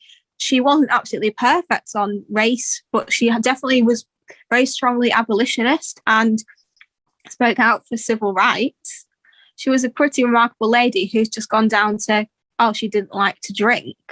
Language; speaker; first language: English; native; English